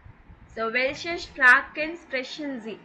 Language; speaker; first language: German; non-native, fluent; Tamil